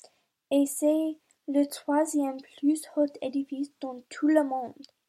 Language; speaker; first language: French; non-native, learner; English